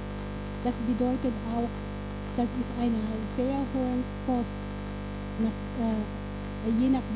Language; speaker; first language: German; non-native, fluent; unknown